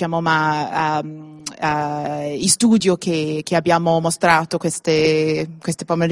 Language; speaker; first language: Italian; non-native, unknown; English